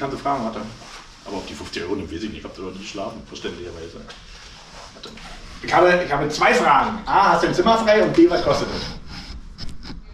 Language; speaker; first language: German; native; German